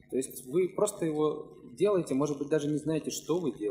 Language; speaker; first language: Russian; native; Russian